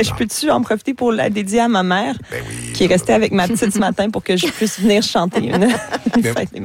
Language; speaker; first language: French; native; French